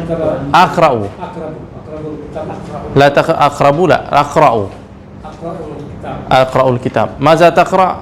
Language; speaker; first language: Arabic; non-native, fluent; Indonesian